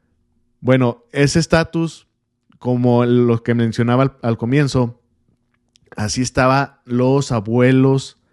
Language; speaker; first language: Spanish; native; Spanish